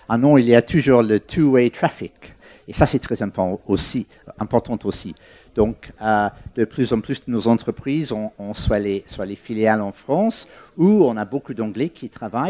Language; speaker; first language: French; non-native, fluent; English